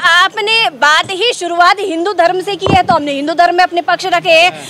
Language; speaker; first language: Hindi; native; Hindi